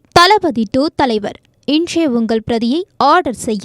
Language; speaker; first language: Tamil; native; Tamil